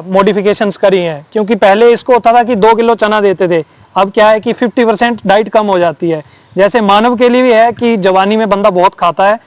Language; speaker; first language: Hindi; native; Hindi